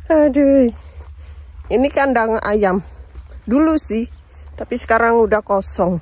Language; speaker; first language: Indonesian; native; Indonesian